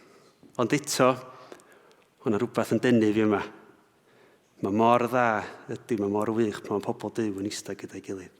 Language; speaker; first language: Welsh; native; Welsh